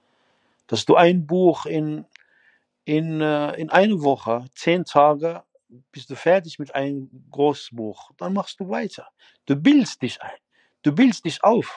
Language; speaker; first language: German; non-native, fluent; Arabic